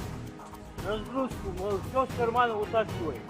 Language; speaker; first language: Russian; native; Russian